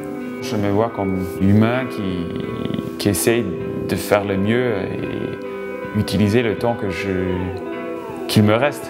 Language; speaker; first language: French; non-native, local second language; German